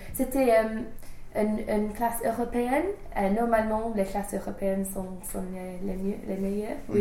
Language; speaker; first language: French; non-native, learner; English